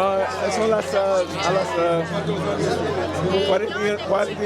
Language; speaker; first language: Spanish; non-native, learner; English